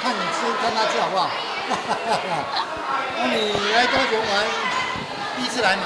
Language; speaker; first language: Chinese; native; Chinese